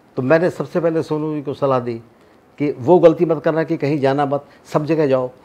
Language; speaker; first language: Hindi; native; Hindi